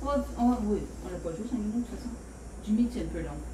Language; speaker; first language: French; native; French